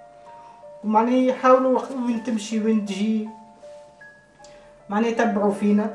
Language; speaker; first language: Arabic; native; Arabic